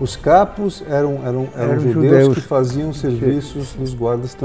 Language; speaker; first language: Portuguese; native; Portuguese